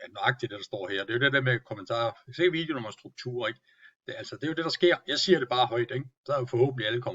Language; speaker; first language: Danish; native; Danish